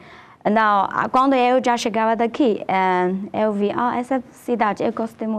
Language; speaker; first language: Portuguese; non-native, learner; Chinese